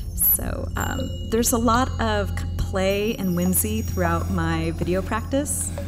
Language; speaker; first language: English; native; English